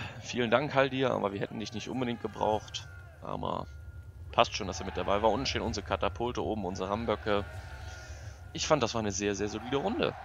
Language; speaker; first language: German; native; German